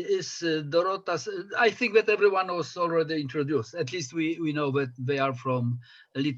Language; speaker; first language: English; non-native, fluent; Polish